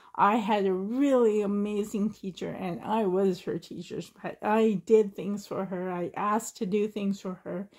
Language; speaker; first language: English; native; English